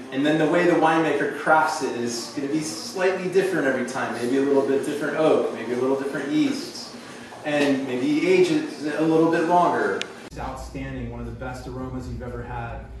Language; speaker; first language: English; native; English